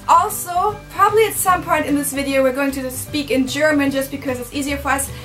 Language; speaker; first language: English; non-native, fluent; German